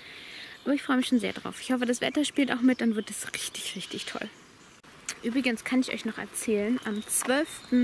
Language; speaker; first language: German; native; German